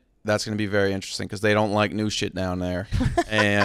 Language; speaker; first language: English; native; English